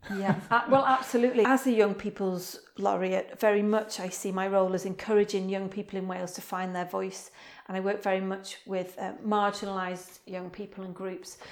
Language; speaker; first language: English; native; English